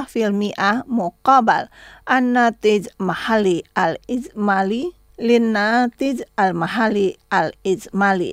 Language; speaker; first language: Arabic; non-native, fluent; Indonesian